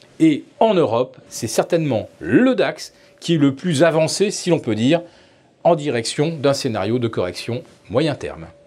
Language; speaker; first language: French; native; French